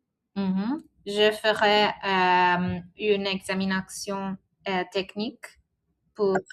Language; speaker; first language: French; non-native, learner; Italian